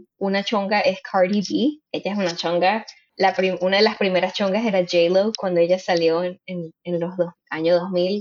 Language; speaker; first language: Spanish; native; Spanish